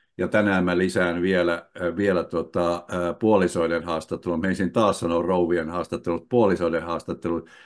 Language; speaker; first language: Finnish; native; Finnish